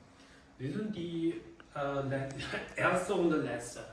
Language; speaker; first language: German; non-native, learner; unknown